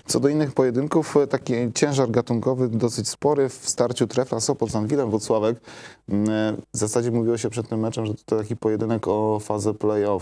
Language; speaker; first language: Polish; native; Polish